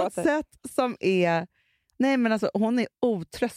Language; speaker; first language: Swedish; native; Swedish